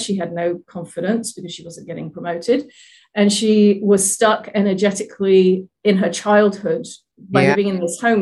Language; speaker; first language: English; native; English